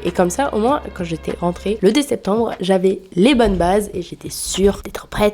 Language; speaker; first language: French; native; French